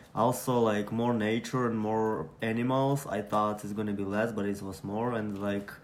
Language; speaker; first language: English; non-native, learner; Ukrainian